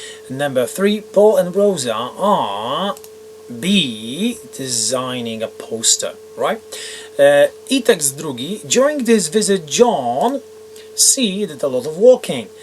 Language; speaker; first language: English; non-native, fluent; Polish